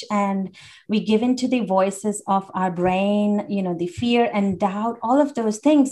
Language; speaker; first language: English; non-native, local second language; Hindi